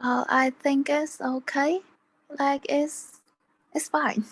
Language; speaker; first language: English; non-native, learner; Vietnamese